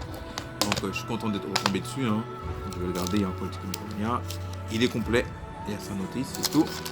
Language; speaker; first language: French; native; French